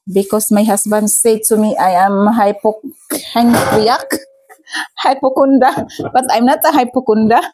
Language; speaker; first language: English; non-native, local second language; Filipino